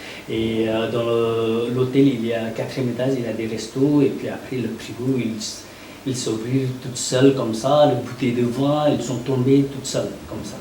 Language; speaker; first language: French; non-native, learner; Nepali